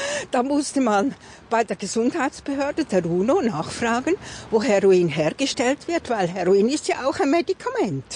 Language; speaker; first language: German; native; German